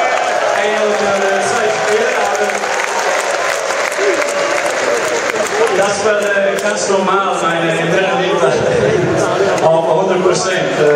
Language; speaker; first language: German; non-native, learner; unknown